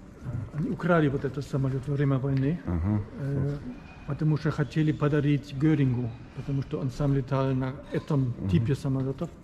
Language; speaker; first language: Russian; non-native, fluent; German